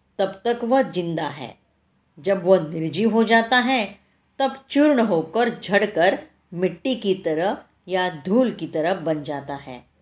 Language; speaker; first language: Hindi; non-native, local second language; Marathi